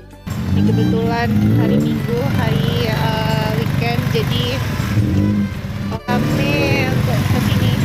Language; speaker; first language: Indonesian; native; Indonesian